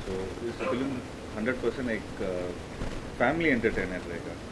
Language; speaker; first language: Hindi; non-native, local second language; Tamil